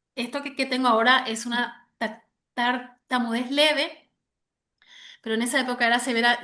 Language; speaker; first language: Spanish; early bilingual, other home language; German